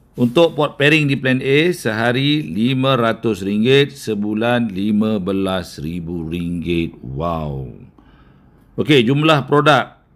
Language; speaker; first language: Malay; native; Malay